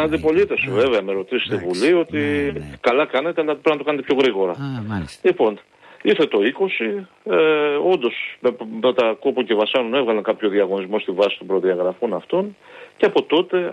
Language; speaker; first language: Greek; native; Greek